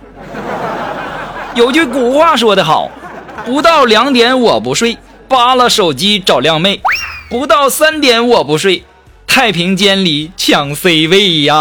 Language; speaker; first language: Chinese; native; Chinese